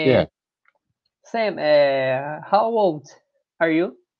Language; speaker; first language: English; non-native, learner; Portuguese